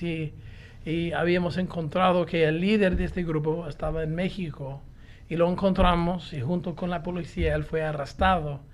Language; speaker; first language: Spanish; non-native, fluent; English